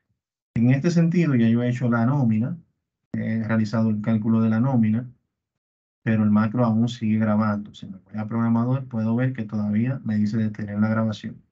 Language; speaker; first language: Spanish; native; Spanish